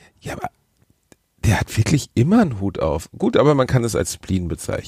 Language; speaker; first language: German; native; German